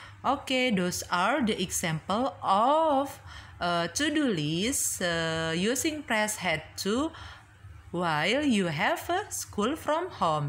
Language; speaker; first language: English; non-native, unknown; Indonesian